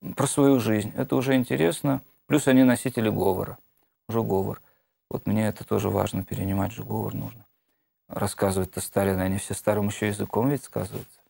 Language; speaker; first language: Russian; native; Russian